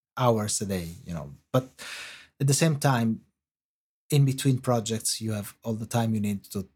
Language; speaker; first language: English; non-native, fluent; Italian